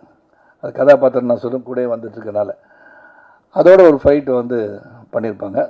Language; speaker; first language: Tamil; native; Tamil